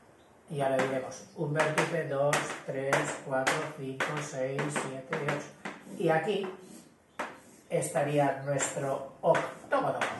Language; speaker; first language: Spanish; native; Spanish